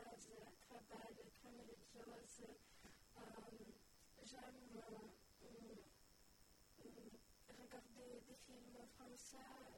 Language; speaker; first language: French; non-native, learner; Ukrainian